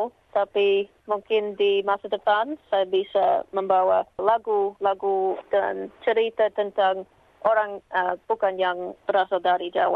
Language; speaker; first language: Indonesian; non-native, learner; English